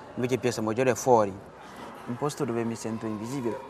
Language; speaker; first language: Italian; non-native, fluent; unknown